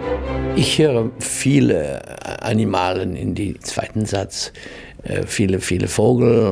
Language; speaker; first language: German; non-native, learner; English